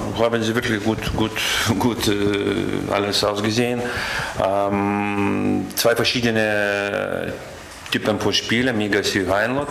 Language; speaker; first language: German; non-native, learner; Lithuanian